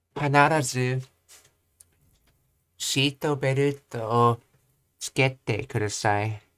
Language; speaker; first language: Japanese; non-native, learner; English